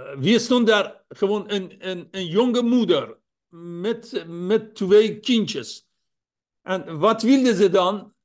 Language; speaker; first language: Dutch; non-native, fluent; Persian